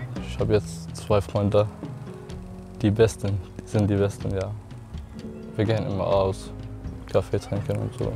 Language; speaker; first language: German; non-native, learner; Arabic